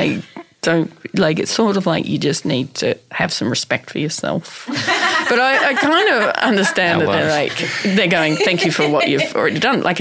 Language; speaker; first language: English; native; English